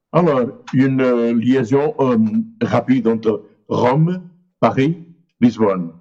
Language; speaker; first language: French; non-native, learner; Portuguese